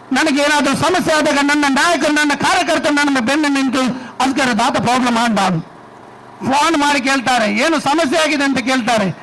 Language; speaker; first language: Kannada; non-native, local second language; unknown